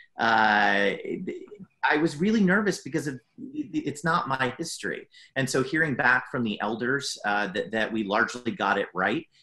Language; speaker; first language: English; native; English